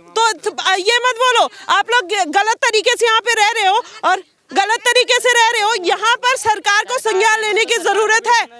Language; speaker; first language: Hindi; native; Hindi